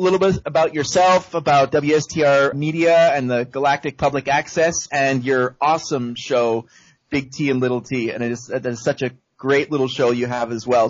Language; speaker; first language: English; native; English